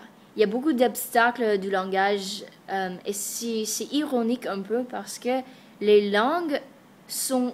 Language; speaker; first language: French; non-native, fluent; English